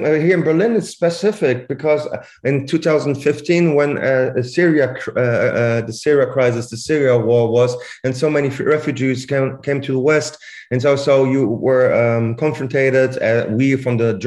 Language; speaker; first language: English; non-native, fluent; Swiss German